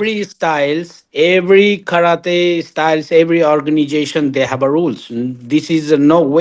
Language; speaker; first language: English; non-native, learner; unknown